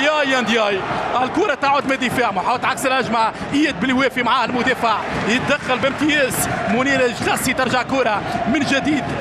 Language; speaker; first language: Arabic; native; Arabic